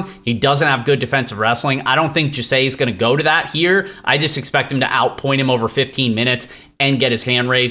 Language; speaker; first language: English; native; English